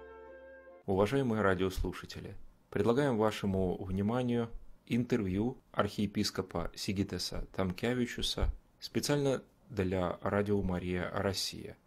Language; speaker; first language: Russian; native; Russian